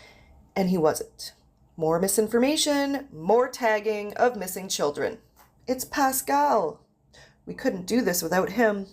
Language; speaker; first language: English; native; English